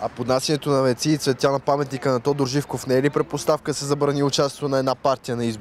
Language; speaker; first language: Bulgarian; native; Bulgarian